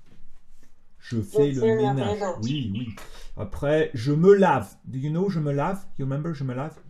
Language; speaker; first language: French; native; French